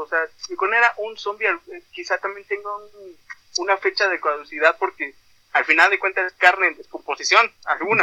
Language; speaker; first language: Spanish; native; Spanish